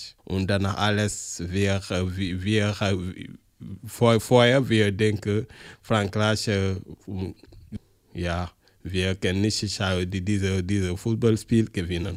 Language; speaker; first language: German; non-native, learner; French